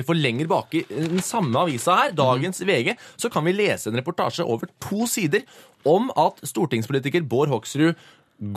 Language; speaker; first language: Norwegian; native; Norwegian